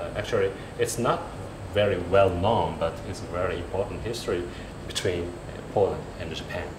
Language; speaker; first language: English; non-native, fluent; Japanese